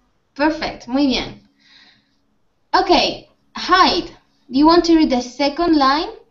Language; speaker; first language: English; non-native, fluent; Spanish